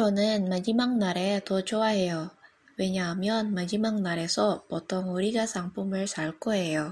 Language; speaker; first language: Korean; non-native, learner; Indonesian